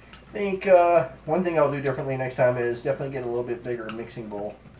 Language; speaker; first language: English; early bilingual, other home language; Czech